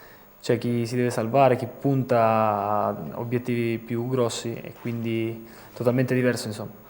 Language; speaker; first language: Italian; native; Italian